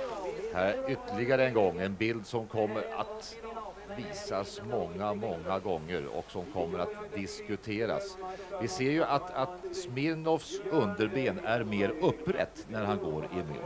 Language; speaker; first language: Swedish; native; Swedish